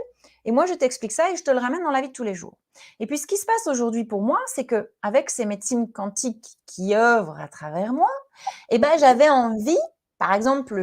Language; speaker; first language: French; native; French